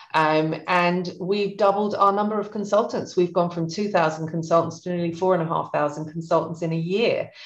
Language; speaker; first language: English; native; English